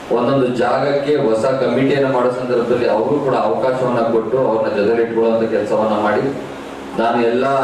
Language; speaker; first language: Kannada; native; Kannada